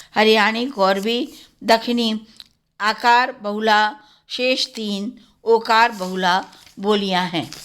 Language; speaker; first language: Hindi; native; Hindi